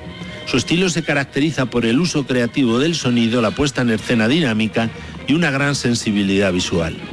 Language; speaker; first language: Spanish; native; Spanish